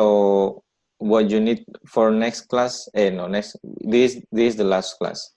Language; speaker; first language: English; non-native, learner; Indonesian